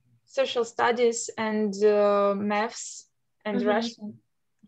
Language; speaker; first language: English; non-native, learner; Russian